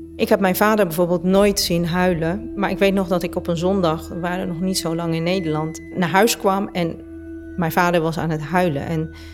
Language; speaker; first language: Dutch; early bilingual, other home language; Persian